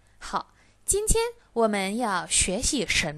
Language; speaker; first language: Chinese; non-native, fluent; Indonesian